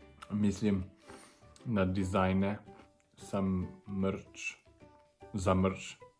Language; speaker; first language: Serbian; non-native, learner; English